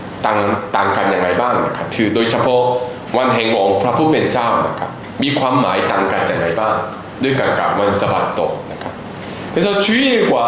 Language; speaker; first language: Thai; non-native, fluent; Korean